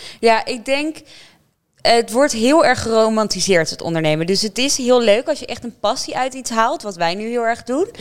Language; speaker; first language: Dutch; native; Dutch